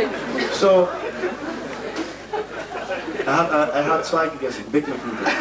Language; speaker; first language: German; non-native, learner; Dutch